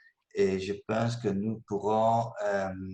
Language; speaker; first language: French; non-native, learner; Italian